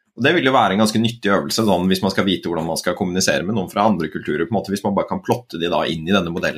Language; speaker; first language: Norwegian; native; Norwegian